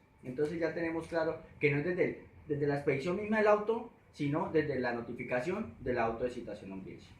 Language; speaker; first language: Spanish; native; Spanish